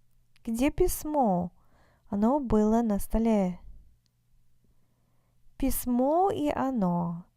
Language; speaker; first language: Russian; non-native, fluent; English